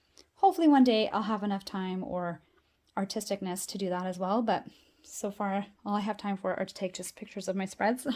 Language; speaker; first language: English; native; English